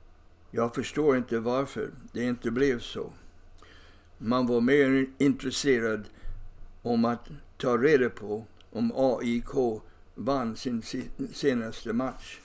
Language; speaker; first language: Swedish; non-native, fluent; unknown